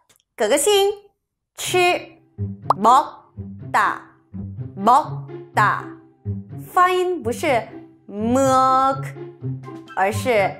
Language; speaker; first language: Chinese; non-native, fluent; Korean